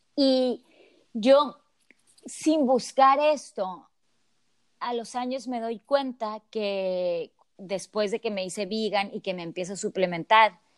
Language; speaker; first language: Spanish; native; Spanish